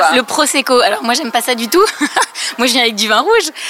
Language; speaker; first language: French; native; French